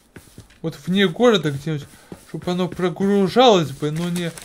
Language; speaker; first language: Russian; native; Russian